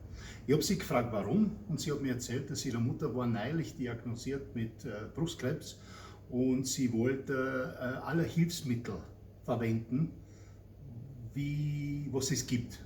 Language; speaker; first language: German; non-native, learner; English